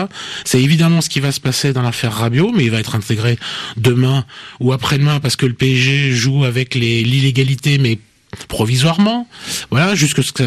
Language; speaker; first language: French; native; French